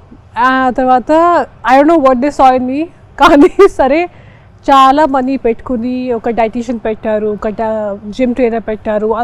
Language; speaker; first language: Telugu; non-native, fluent; Hindi